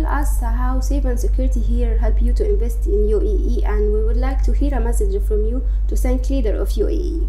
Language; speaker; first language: English; non-native, fluent; Arabic